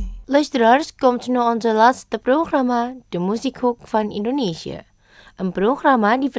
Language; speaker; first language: Dutch; non-native, learner; Indonesian